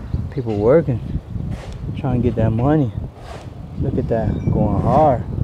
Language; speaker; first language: English; early bilingual, other home language; Spanish